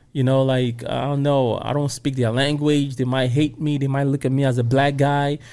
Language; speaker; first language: English; non-native, local second language; Igbo